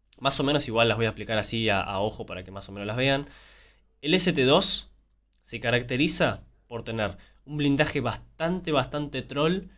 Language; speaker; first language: Spanish; native; Spanish